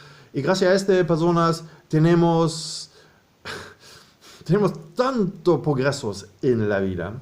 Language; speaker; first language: Spanish; non-native, fluent; German